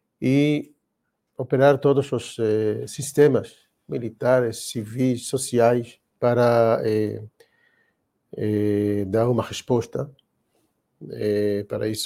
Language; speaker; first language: Portuguese; non-native, learner; Hebrew